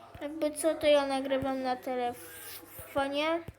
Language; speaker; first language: Polish; native; Polish